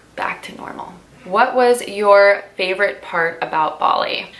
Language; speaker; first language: English; native; English